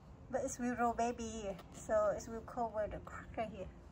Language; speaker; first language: English; non-native, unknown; Vietnamese